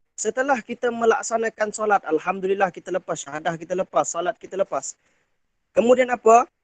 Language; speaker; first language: Malay; non-native, local second language; Iban